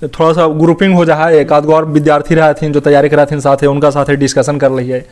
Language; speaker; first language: Hindi; native; Hindi